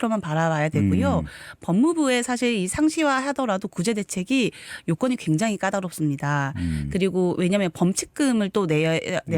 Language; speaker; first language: Korean; native; Korean